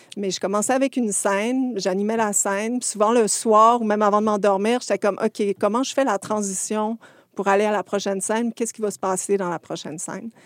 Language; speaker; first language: French; native; French